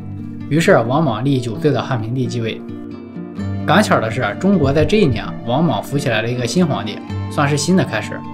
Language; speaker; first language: Chinese; native; Chinese